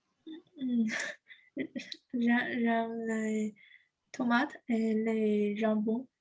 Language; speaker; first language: French; non-native, learner; Chinese